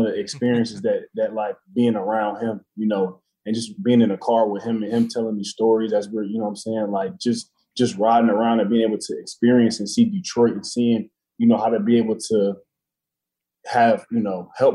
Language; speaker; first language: English; native; English